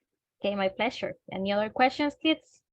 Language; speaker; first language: English; non-native, fluent; Spanish